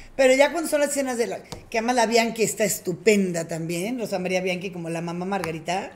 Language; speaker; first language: Spanish; native; Spanish